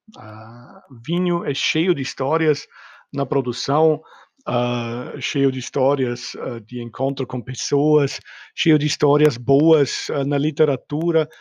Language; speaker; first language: Portuguese; non-native, fluent; German